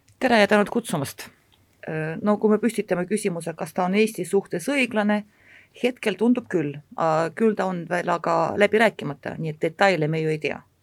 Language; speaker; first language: Estonian; non-native, local second language; Russian